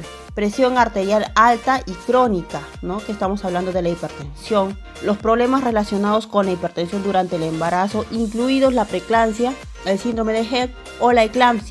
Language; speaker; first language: Spanish; native; Spanish